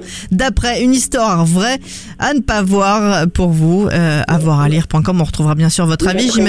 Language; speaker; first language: French; native; French